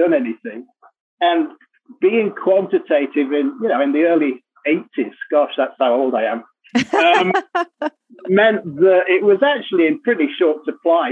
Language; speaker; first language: English; native; English